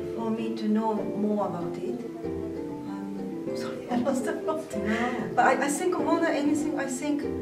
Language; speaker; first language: English; non-native, fluent; Japanese